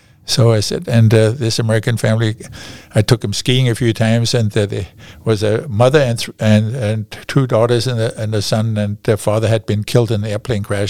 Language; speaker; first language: English; non-native, fluent; German